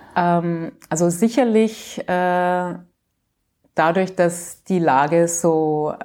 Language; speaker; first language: German; early bilingual, heritage; English